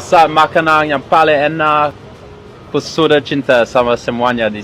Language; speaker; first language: Indonesian; non-native, learner; English